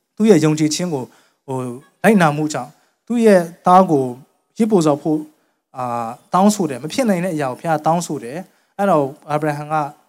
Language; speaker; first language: Burmese; non-native, local second language; Tedim Chin